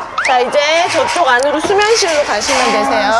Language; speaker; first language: Korean; native; Korean